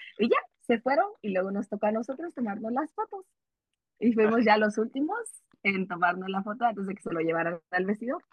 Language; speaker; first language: Spanish; early bilingual, heritage; Spanish